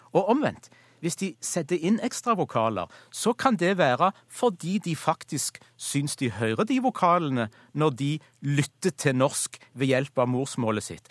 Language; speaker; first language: Norwegian; native; Norwegian